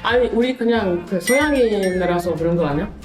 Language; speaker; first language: Korean; non-native, learner; French